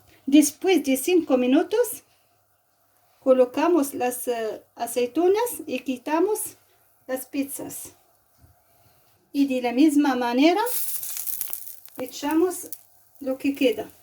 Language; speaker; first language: Spanish; non-native, fluent; Arabic